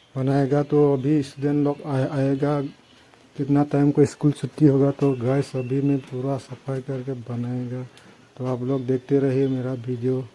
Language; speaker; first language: Hindi; non-native, local second language; Assamese